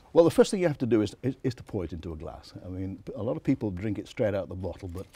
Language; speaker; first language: English; native; English